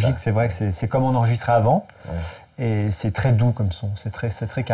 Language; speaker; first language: French; native; French